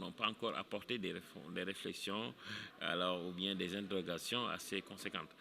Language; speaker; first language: French; non-native, local second language; Wolof